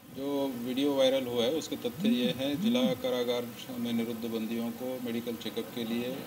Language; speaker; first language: Hindi; native; Hindi